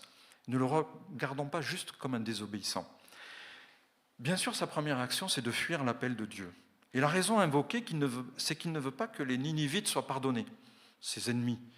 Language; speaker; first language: French; native; French